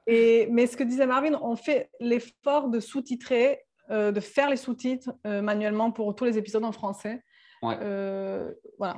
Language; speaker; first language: French; non-native, fluent; Serbian